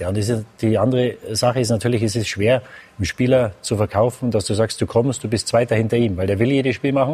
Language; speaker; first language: German; native; German